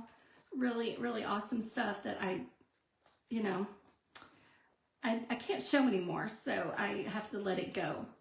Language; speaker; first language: English; native; English